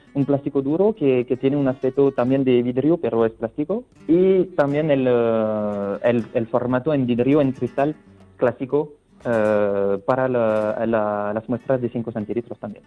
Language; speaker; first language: Spanish; non-native, fluent; French